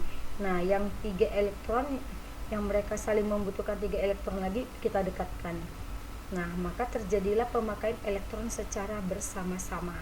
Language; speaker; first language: Indonesian; native; Indonesian